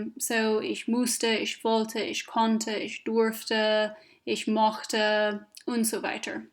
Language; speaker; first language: German; non-native, fluent; English